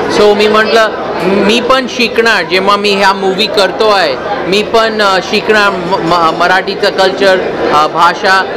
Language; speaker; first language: Marathi; early bilingual, heritage; English